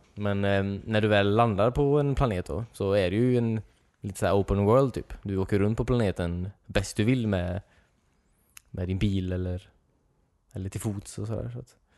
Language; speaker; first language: Swedish; native; Swedish